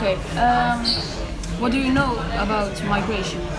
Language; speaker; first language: English; non-native, learner; Dutch